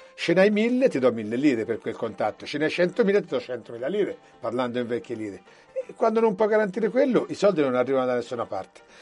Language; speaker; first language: Italian; early bilingual, heritage; Italian